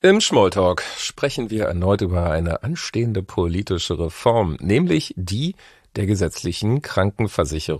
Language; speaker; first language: German; native; German